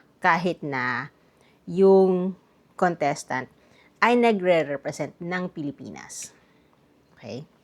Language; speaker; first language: Filipino; native; Filipino